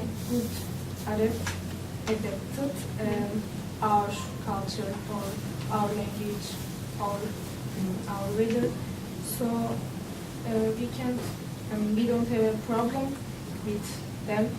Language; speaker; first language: English; non-native, learner; Turkish